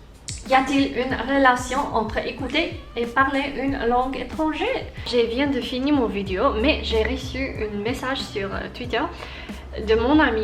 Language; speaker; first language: French; non-native, learner; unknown